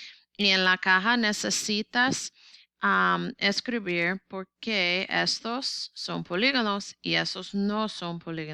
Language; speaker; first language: Spanish; non-native, learner; English